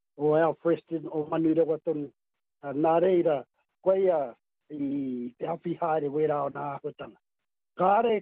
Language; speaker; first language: Māori; native; Māori